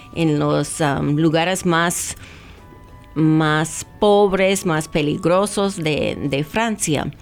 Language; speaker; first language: Spanish; non-native, fluent; English